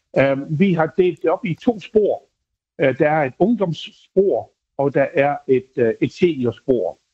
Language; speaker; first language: Danish; native; Danish